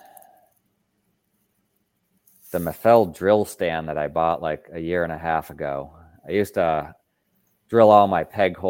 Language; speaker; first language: English; native; English